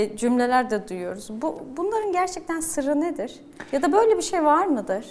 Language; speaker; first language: Turkish; native; Turkish